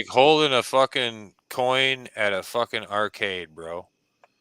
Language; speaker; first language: English; native; English